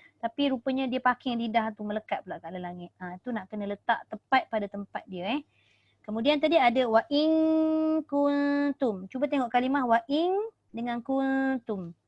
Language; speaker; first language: Malay; native; Malay